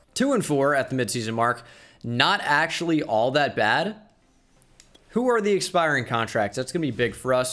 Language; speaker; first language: English; native; English